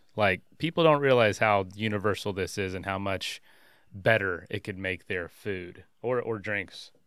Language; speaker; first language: English; native; English